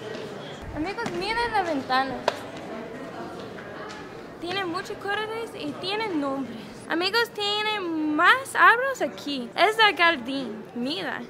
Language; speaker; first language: Spanish; non-native, learner; English